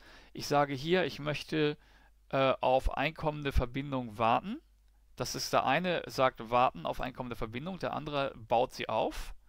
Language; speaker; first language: German; native; German